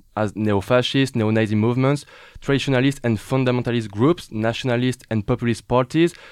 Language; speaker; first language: English; non-native, fluent; French